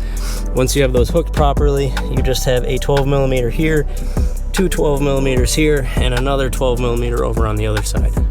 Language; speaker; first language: English; native; English